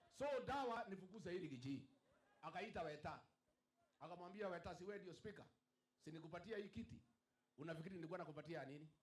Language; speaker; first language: Swahili; non-native, local second language; Kikuyu